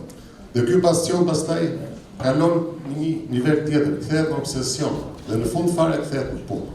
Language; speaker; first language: Albanian; native; Albanian